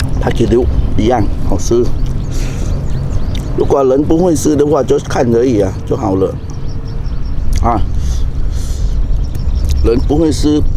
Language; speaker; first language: Chinese; non-native, learner; Thai